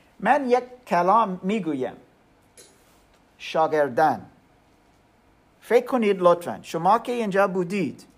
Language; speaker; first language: Persian; non-native, learner; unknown